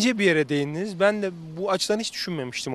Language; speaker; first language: Turkish; native; Turkish